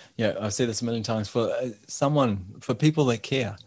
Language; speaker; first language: English; native; English